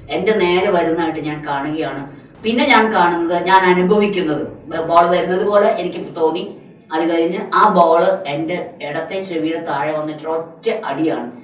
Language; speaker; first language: Malayalam; non-native, local second language; Tamil